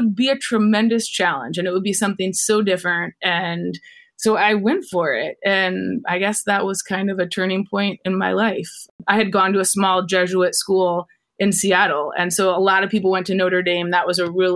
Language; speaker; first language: English; native; English